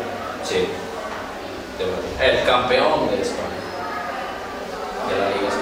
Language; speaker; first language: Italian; non-native, learner; Portuguese